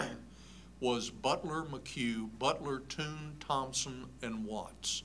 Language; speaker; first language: English; native; English